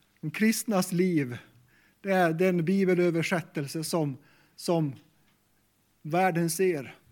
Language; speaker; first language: Swedish; native; Swedish